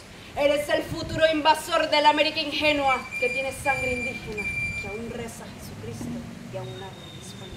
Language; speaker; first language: Spanish; native; Spanish